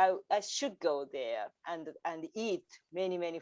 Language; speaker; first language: English; non-native, learner; Japanese